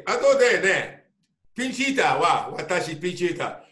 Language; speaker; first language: Japanese; non-native, learner; English